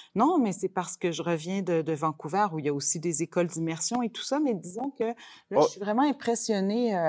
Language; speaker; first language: French; native; French